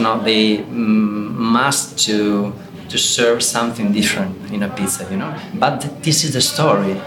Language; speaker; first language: English; non-native, learner; Italian